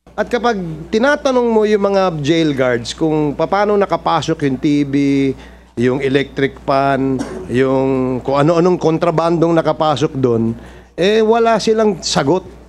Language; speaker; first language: Filipino; non-native, local second language; Surigaonon